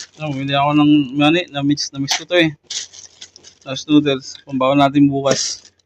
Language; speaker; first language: Filipino; native; Filipino